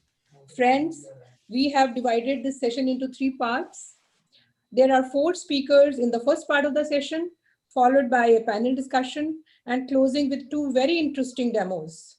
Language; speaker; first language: English; non-native, local second language; Hindi